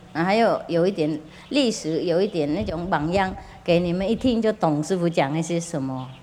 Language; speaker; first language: Chinese; non-native, fluent; Vietnamese